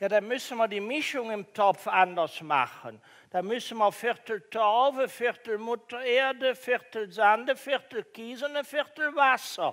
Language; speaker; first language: German; native; German